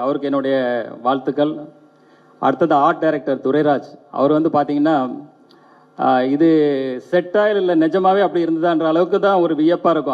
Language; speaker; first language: Tamil; native; Tamil